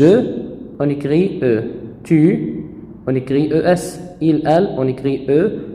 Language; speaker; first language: French; non-native, fluent; Arabic